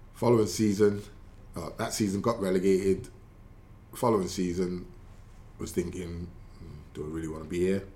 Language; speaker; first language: English; native; English